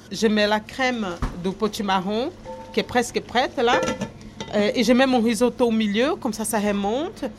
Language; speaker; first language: French; non-native, fluent; Portuguese